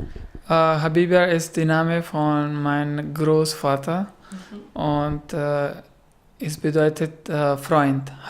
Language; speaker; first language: German; non-native, learner; Pashto